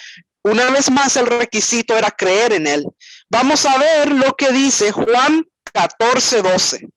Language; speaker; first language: Spanish; native; Spanish